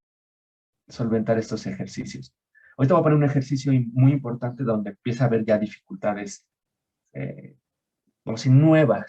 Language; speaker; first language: Spanish; native; Spanish